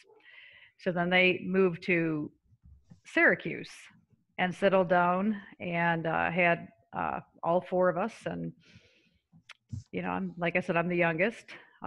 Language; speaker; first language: English; native; English